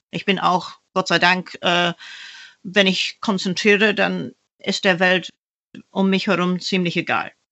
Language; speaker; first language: German; non-native, fluent; English